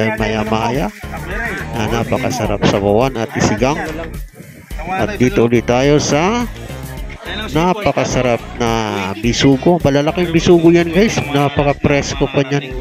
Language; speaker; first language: Filipino; non-native, local second language; Cebuano